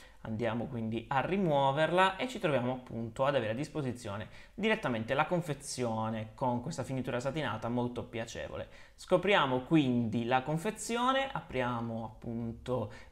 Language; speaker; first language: Italian; native; Italian